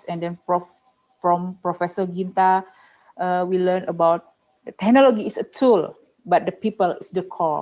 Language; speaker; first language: English; non-native, fluent; Indonesian